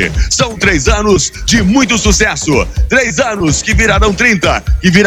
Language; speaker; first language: Portuguese; native; Portuguese